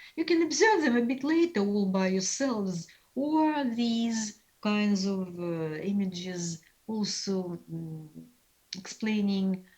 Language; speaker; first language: English; non-native, fluent; Russian